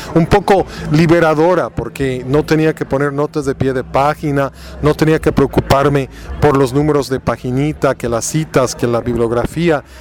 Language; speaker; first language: Spanish; non-native, fluent; English